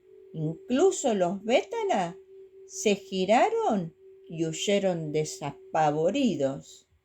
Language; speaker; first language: Spanish; native; Spanish